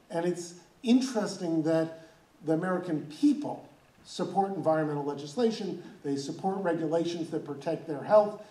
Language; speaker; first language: English; native; English